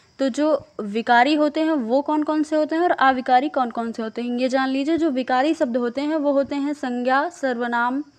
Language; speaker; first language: Hindi; native; Hindi